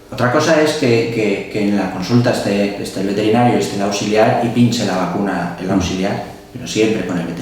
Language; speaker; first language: Spanish; native; Spanish